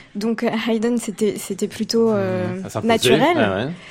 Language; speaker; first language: French; native; French